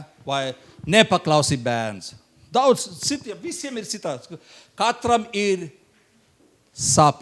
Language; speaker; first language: Latvian; non-native, learner; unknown